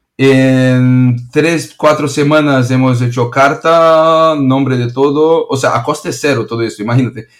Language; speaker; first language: Spanish; non-native, fluent; Portuguese